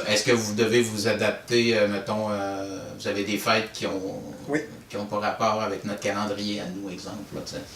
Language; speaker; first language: French; native; French